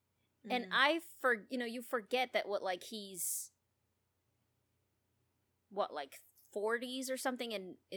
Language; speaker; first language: English; non-native, local second language; Filipino